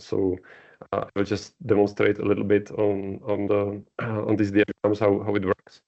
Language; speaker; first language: English; non-native, fluent; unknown